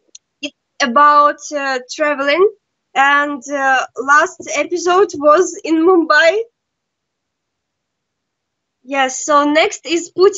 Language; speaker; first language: English; non-native, learner; Russian